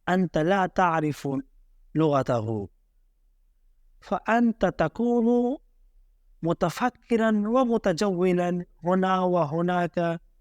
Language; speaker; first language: Arabic; non-native, fluent; Urdu